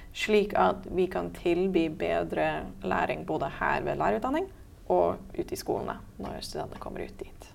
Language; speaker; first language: Norwegian; native; Norwegian